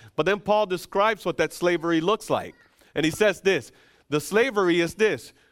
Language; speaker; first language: English; non-native, fluent; Spanish